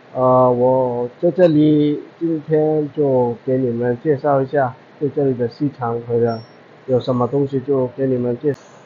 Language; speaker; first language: Chinese; non-native, fluent; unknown